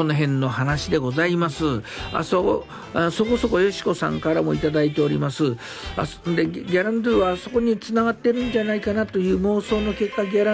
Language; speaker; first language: Japanese; native; Japanese